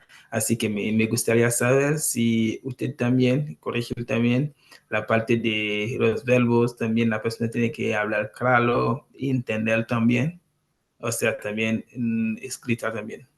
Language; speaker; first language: Spanish; non-native, learner; Haitian Creole